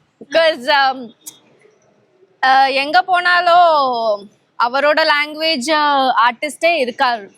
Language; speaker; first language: Tamil; non-native, learner; Telugu